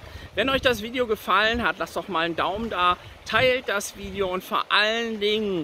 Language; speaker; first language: German; native; German